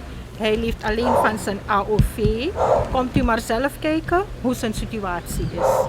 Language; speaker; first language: Dutch; non-native, local second language; Caribbean Hindustani